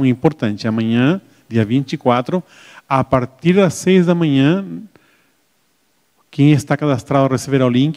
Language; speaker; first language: Portuguese; native; Portuguese